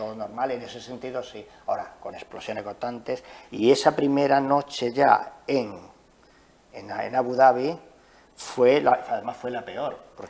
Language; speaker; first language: Spanish; native; Spanish